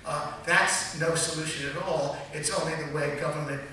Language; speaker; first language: English; native; English